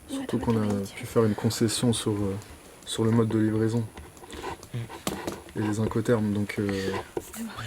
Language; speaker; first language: French; native; French